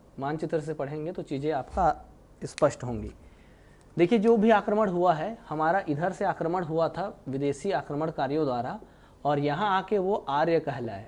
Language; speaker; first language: Hindi; native; Hindi